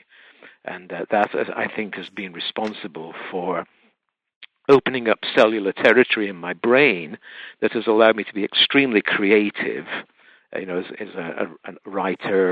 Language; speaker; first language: English; native; English